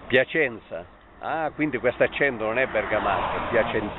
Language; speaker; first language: Italian; native; Italian